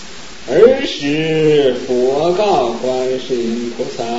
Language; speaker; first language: Chinese; native; Chinese